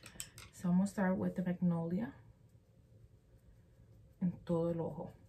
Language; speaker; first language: Spanish; early bilingual, heritage; Spanish